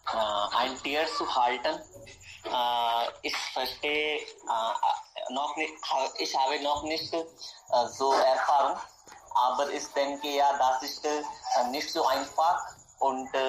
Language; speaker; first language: German; non-native, learner; Hindi